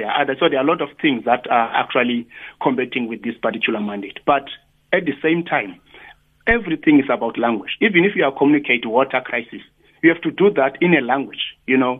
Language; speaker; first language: English; non-native, local second language; Xhosa